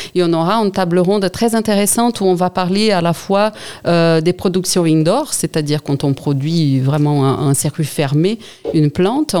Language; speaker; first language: French; non-native, fluent; Portuguese